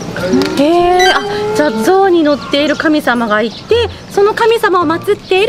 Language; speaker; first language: Japanese; native; Japanese